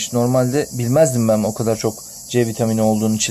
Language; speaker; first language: Turkish; native; Turkish